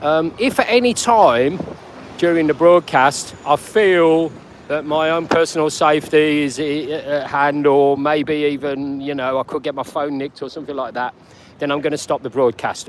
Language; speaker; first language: English; native; English